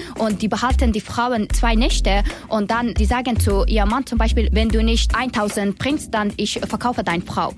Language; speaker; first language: German; non-native, learner; Persian